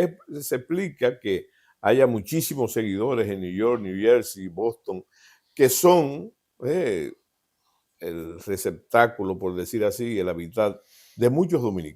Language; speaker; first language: Spanish; native; Spanish